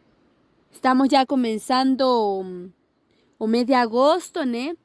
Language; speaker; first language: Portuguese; non-native, learner; Spanish